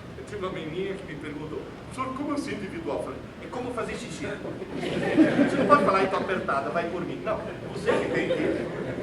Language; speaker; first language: Portuguese; early bilingual, other home language; Italian